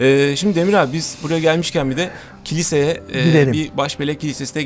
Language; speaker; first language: Turkish; native; Turkish